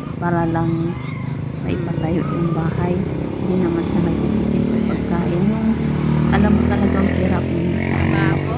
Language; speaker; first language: Filipino; non-native, local second language; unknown